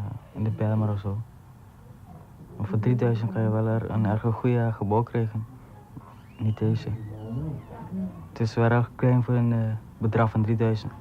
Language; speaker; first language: Dutch; early bilingual, other home language; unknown